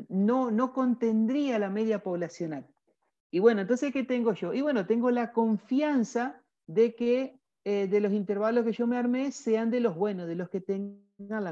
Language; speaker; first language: Spanish; native; Spanish